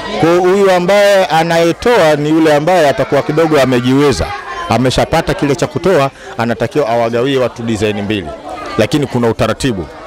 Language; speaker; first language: Swahili; native; Swahili